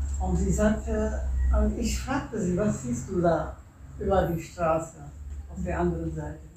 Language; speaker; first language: German; non-native, fluent; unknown